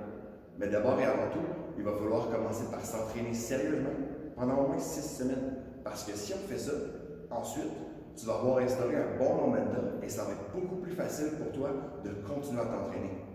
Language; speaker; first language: French; native; French